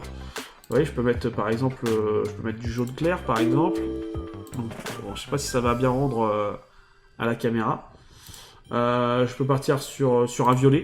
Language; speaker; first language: French; native; French